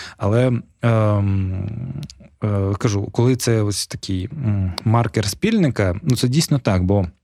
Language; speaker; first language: Ukrainian; non-native, local second language; Russian